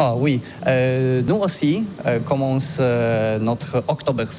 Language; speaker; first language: French; non-native, learner; Polish